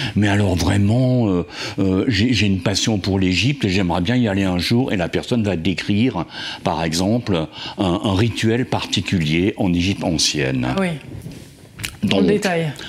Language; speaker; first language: French; native; French